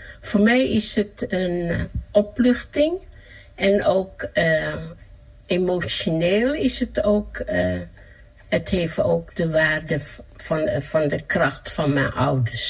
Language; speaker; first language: Dutch; early bilingual, other home language; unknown